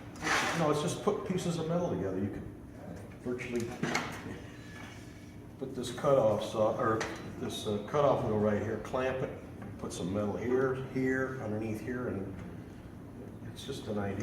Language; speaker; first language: English; native; English